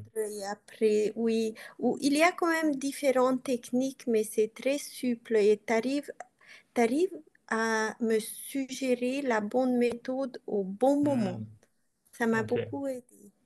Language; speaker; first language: French; non-native, fluent; Romanian